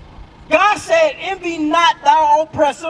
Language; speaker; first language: English; native; English